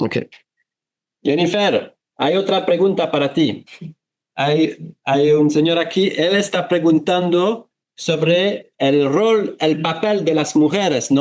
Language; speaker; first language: Spanish; non-native, fluent; French